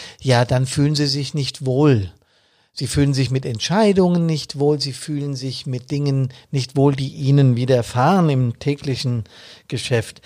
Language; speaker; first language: German; native; German